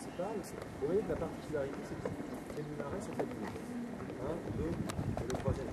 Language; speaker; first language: French; native; French